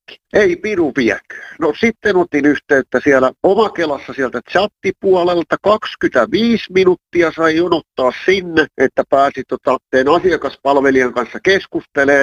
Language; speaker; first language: Finnish; native; Finnish